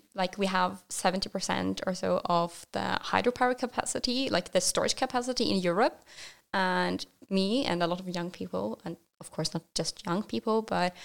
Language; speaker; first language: English; non-native, fluent; Norwegian